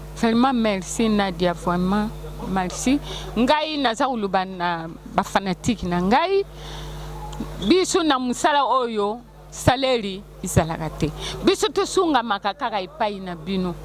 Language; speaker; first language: Lingala; non-native, local second language; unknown